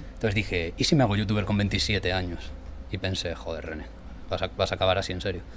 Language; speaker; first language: Spanish; native; Spanish